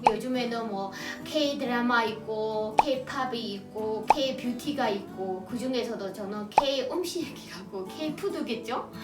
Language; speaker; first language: Korean; non-native, fluent; Burmese